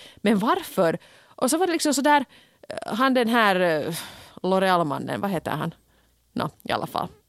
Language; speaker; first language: Swedish; native; Swedish